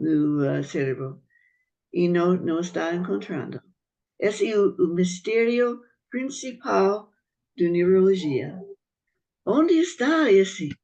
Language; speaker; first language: Portuguese; non-native, fluent; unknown